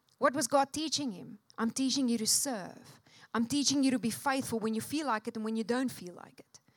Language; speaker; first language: English; non-native, local second language; Afrikaans